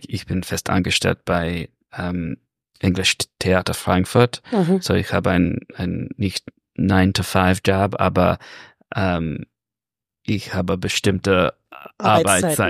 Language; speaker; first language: German; non-native, learner; English